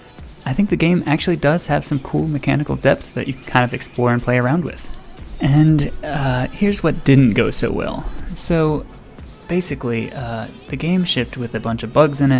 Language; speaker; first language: English; native; English